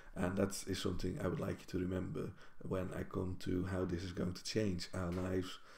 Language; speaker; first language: English; non-native, fluent; Dutch